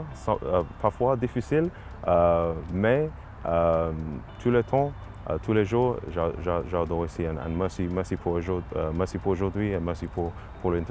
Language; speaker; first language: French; non-native, learner; English